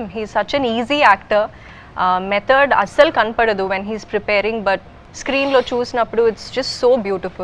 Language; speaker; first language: Telugu; early bilingual, heritage; Kannada